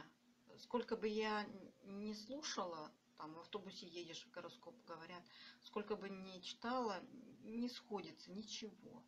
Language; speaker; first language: Russian; native; Russian